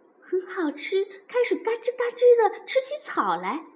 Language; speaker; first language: Chinese; native; Chinese